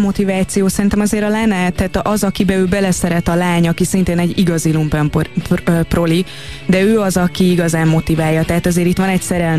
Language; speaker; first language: Hungarian; native; Hungarian